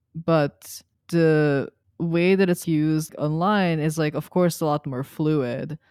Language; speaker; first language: English; early bilingual, other home language; Serbian